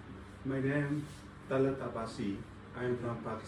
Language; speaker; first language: English; non-native, learner; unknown